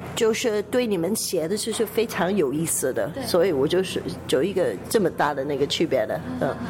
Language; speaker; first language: Chinese; non-native, local second language; Cantonese